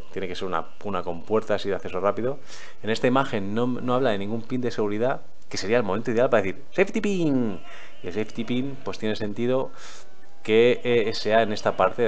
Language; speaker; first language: Spanish; native; Spanish